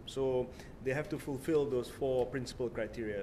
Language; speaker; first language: English; non-native, local second language; Malay